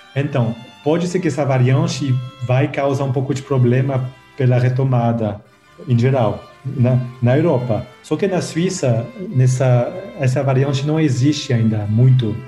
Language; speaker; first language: Portuguese; non-native, fluent; French